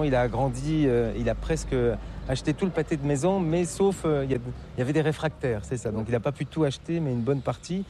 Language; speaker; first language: French; native; French